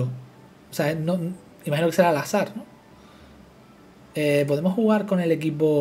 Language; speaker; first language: Spanish; native; Spanish